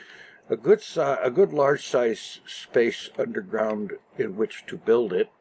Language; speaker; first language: English; native; English